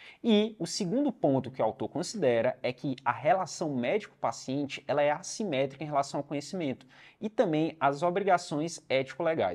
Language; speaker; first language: Portuguese; native; Portuguese